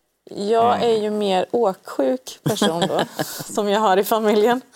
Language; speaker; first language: Swedish; early bilingual, other home language; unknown